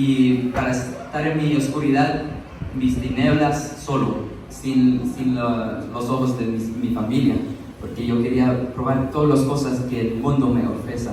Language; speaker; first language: Spanish; early bilingual, heritage; Spanish